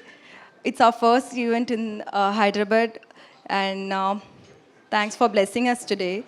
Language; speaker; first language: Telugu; non-native, learner; Tamil